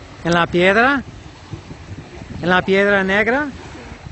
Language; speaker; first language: Spanish; non-native, learner; English